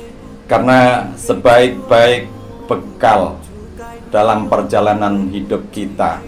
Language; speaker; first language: Indonesian; native; Indonesian